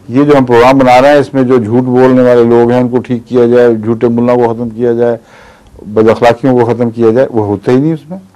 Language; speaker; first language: Urdu; native; Urdu